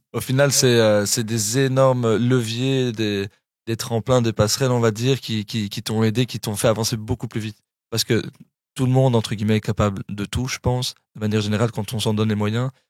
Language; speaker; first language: French; native; French